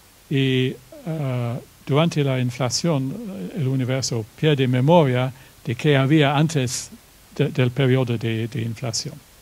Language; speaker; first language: Spanish; non-native, fluent; English